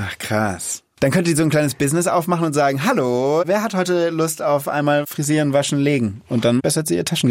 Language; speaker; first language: German; native; German